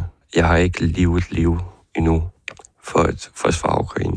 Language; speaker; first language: Danish; non-native, learner; Ukrainian